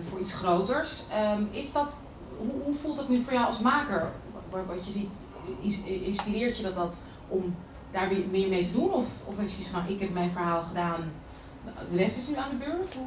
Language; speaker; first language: Dutch; native; Dutch